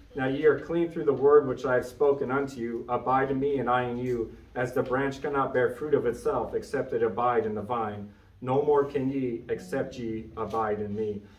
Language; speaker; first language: English; native; English